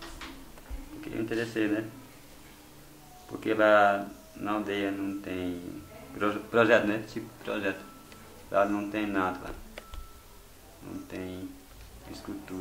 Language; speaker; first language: Portuguese; non-native, local second language; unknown